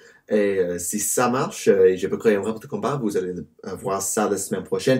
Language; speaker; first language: French; non-native, learner; English